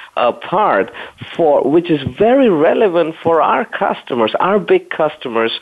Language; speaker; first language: English; non-native, fluent; German